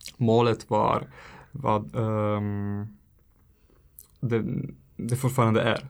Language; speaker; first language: Swedish; non-native, learner; Italian